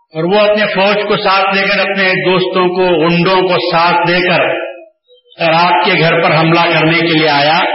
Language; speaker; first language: Urdu; native; Urdu